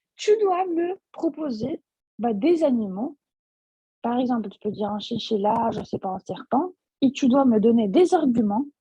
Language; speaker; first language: French; non-native, fluent; Russian